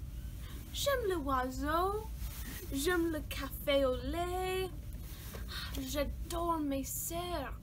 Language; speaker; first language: French; non-native, learner; English